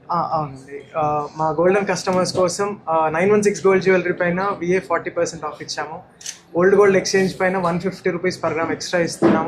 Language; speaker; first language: Telugu; native; Telugu